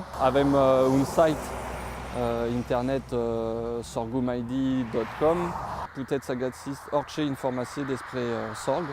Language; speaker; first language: Romanian; non-native, fluent; French